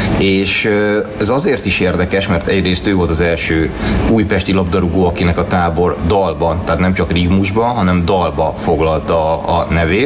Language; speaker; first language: Hungarian; native; Hungarian